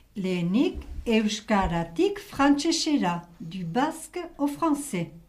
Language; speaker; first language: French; native; French